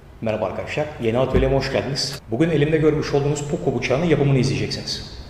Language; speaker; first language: Turkish; native; Turkish